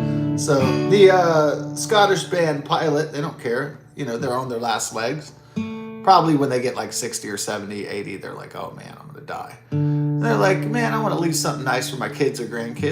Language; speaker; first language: English; native; English